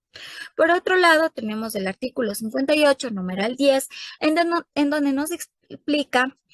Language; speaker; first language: Spanish; native; Spanish